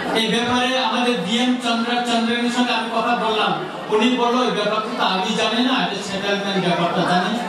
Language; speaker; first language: Bangla; non-native, local second language; Kok Borok